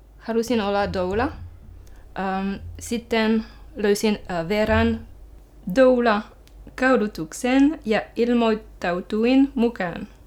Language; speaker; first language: Finnish; non-native, learner; French